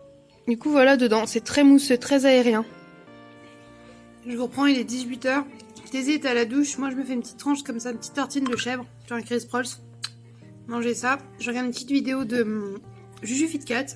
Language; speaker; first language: French; native; French